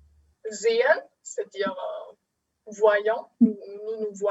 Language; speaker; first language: French; non-native, fluent; German